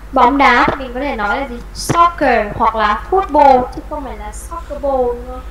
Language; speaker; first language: Vietnamese; native; Vietnamese